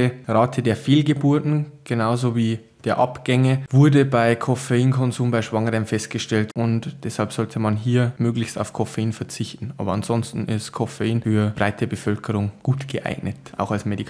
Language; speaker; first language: German; native; German